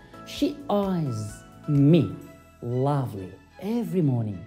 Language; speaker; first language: English; non-native, fluent; Turkish